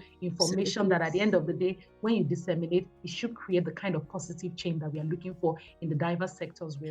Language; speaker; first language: English; non-native, local second language; Yoruba